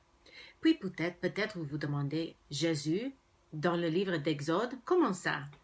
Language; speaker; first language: French; non-native, fluent; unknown